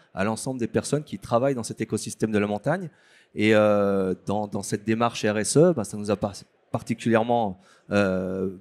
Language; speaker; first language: French; native; French